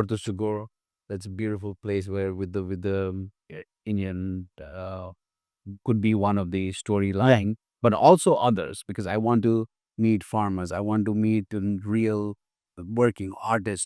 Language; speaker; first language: English; non-native, fluent; Nepali